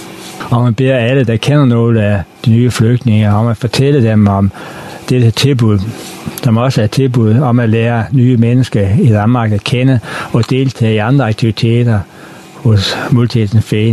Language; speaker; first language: Danish; native; Danish